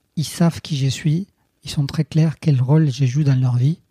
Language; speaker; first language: French; non-native, fluent; Spanish